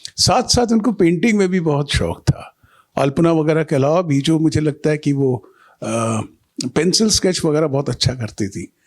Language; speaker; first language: Hindi; non-native, local second language; Bangla